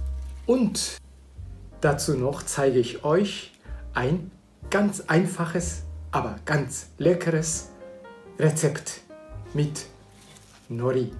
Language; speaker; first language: German; non-native, fluent; Japanese